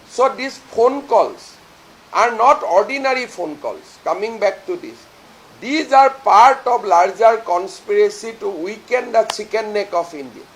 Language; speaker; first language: English; non-native, local second language; Assamese